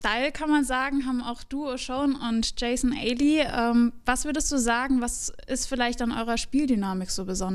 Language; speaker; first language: German; native; German